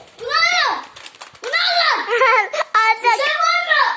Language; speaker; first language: Turkish; early bilingual, heritage; Turkish